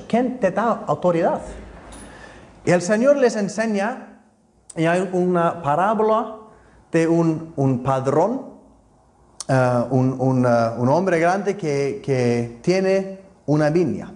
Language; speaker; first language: Spanish; non-native, fluent; Icelandic